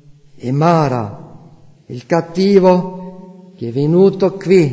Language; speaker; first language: Italian; non-native, fluent; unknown